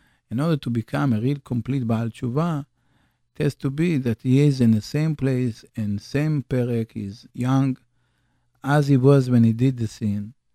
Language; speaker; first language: English; non-native, fluent; Hebrew